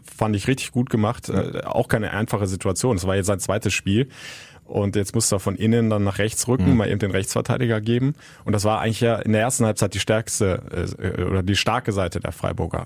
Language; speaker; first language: German; native; German